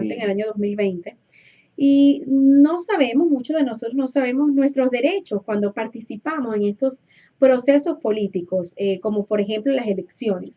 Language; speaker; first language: Spanish; native; Spanish